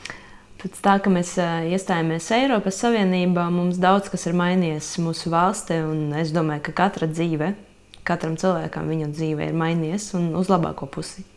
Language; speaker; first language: Latvian; non-native, local second language; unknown